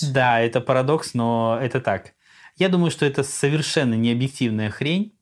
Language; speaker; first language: Russian; native; Russian